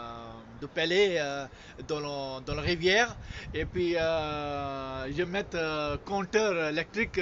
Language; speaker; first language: French; non-native, fluent; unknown